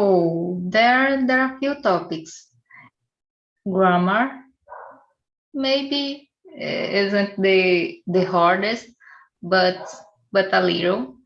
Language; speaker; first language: English; non-native, learner; Portuguese